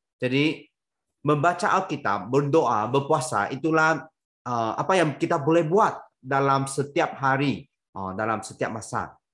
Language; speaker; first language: Malay; non-native, local second language; Chinese